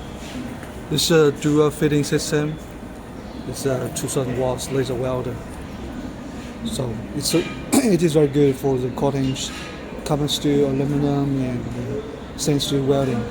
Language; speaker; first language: English; non-native, learner; Chinese